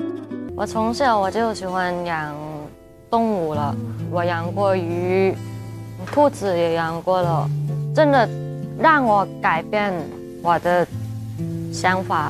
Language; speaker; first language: Chinese; non-native, fluent; Thai